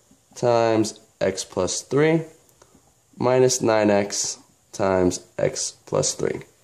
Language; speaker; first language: English; native; English